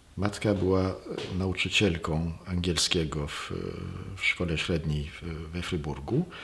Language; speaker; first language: Polish; early bilingual, heritage; French